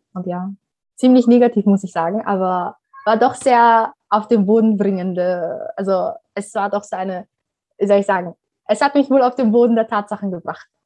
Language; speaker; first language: German; early bilingual, other home language; Somali